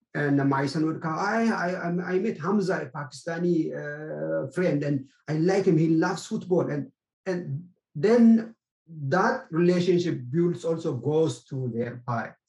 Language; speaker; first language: English; non-native, fluent; Amharic